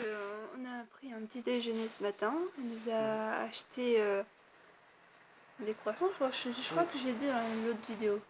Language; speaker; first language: French; native; French